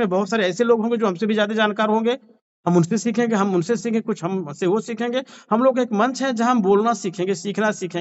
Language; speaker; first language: Hindi; native; Hindi